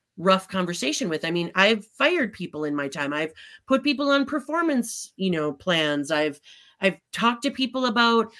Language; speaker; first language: English; native; English